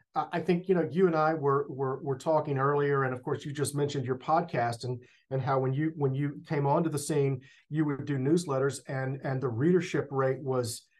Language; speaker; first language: English; native; English